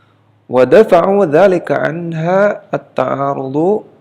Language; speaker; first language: Arabic; non-native, fluent; Indonesian